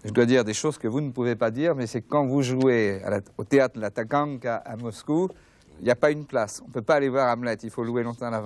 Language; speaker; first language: French; native; French